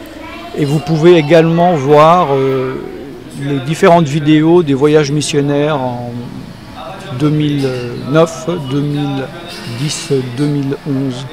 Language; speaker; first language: French; native; French